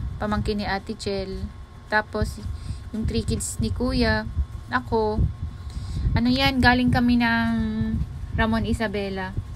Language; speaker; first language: Filipino; non-native, local second language; Iloko